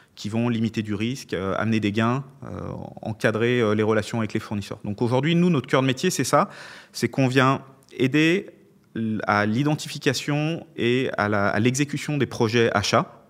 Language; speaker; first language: French; native; French